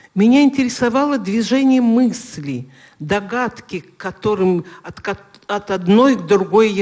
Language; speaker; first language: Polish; non-native, learner; Russian